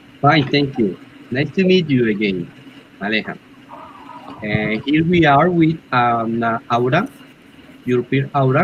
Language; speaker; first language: English; non-native, learner; Spanish